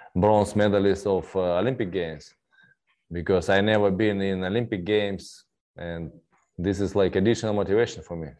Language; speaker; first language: English; non-native, learner; Russian